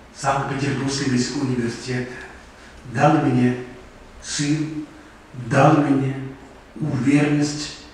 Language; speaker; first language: Russian; non-native, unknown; Uyghur